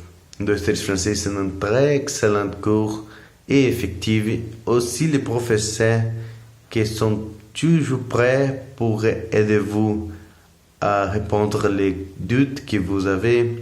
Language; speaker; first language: French; non-native, learner; Portuguese